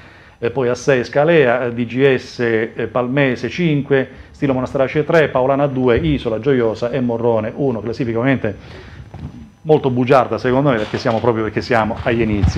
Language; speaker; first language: Italian; native; Italian